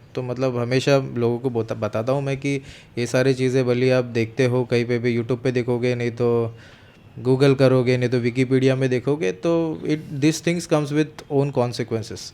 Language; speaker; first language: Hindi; non-native, local second language; Marathi